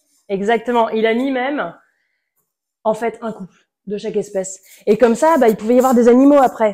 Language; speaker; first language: French; native; French